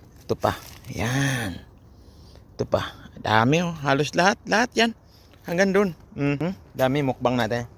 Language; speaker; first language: Filipino; native; Filipino